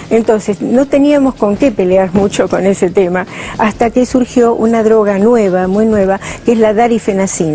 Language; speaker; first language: Spanish; native; Spanish